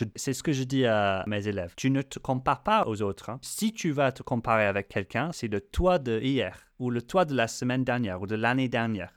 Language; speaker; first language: French; non-native, fluent; English